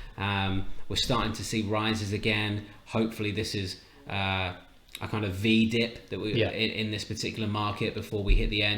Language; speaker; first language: English; native; English